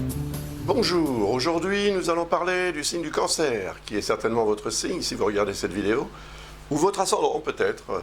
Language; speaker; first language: French; native; French